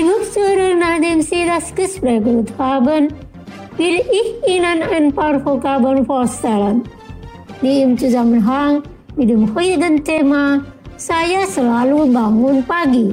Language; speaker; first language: German; non-native, fluent; Indonesian